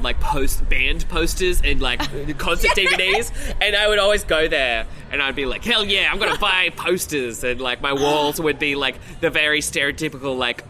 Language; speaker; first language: English; native; English